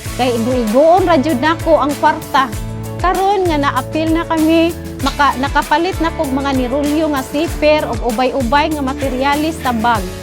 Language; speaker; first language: Cebuano; native; Cebuano